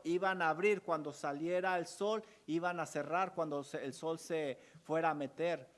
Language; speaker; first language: Spanish; native; Spanish